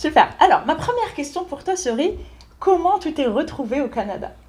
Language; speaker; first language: French; native; French